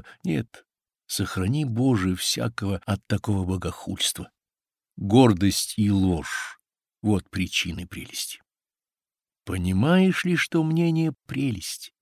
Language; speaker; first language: Russian; native; Russian